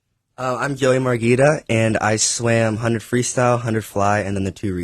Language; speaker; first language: English; native; English